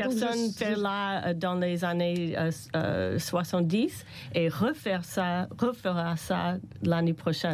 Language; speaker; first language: French; non-native, learner; English